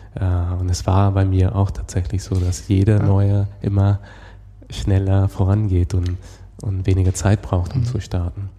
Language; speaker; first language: German; non-native, fluent; Spanish